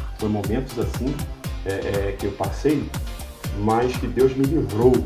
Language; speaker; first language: Portuguese; native; Portuguese